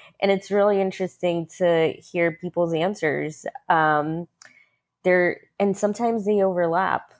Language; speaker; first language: English; early bilingual, other home language; Russian